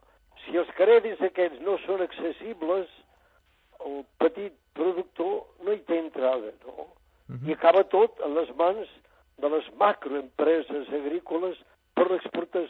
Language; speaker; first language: Catalan; native; Catalan